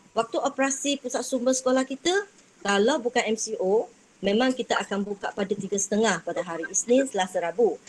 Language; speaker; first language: Malay; non-native, local second language; Chinese